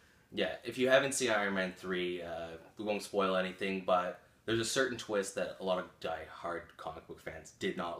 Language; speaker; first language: English; native; English